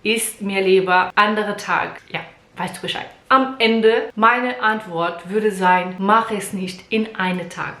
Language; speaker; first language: German; non-native, learner; Portuguese